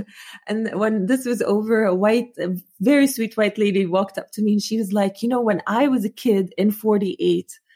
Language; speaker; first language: English; non-native, fluent; Arabic